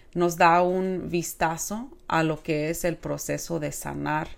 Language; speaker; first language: English; early bilingual, other home language; Spanish